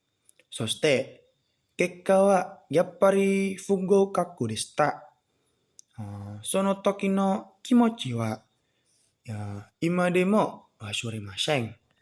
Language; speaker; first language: Japanese; non-native, learner; Indonesian